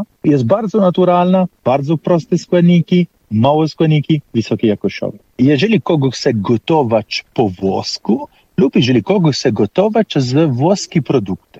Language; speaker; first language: Polish; non-native, fluent; Italian